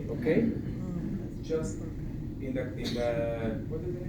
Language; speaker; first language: English; non-native, learner; Spanish